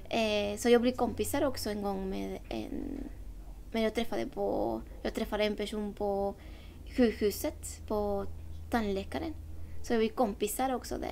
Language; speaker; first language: Swedish; non-native, learner; Spanish